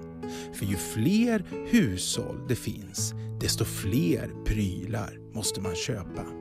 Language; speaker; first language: Swedish; native; Swedish